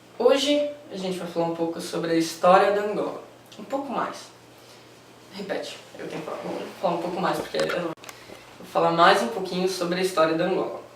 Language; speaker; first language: Portuguese; native; Portuguese